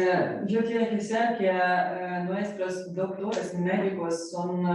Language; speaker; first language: Spanish; non-native, learner; Ukrainian